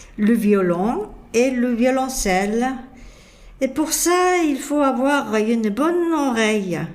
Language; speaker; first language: French; non-native, fluent; Japanese